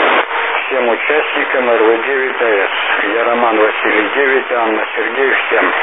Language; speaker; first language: Russian; native; Russian